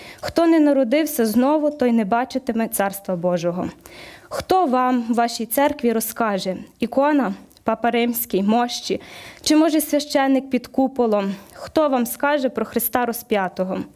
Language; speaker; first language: Ukrainian; native; Ukrainian